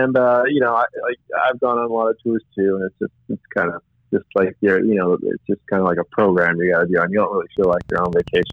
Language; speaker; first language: English; native; English